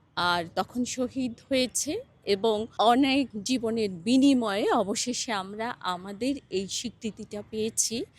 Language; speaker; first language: Bangla; native; Bangla